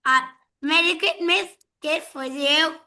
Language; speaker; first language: English; non-native, learner; Vietnamese